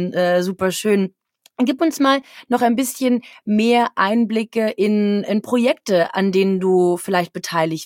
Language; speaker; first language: German; native; German